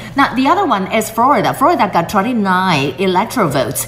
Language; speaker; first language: English; non-native, fluent; Chinese